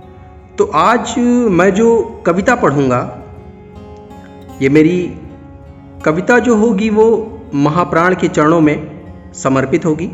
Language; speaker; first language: Hindi; native; Hindi